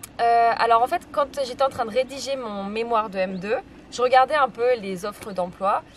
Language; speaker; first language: French; native; French